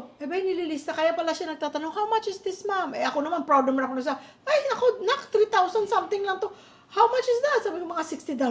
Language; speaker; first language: Filipino; native; Filipino